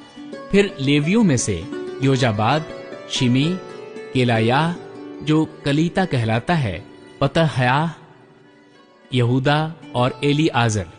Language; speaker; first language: Hindi; native; Hindi